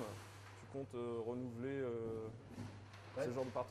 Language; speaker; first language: French; native; French